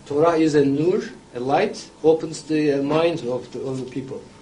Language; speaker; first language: English; non-native, fluent; Turkish